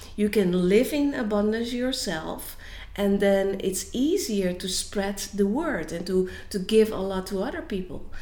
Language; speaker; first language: English; non-native, fluent; Dutch